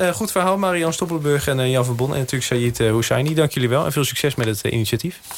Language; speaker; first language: Dutch; native; Dutch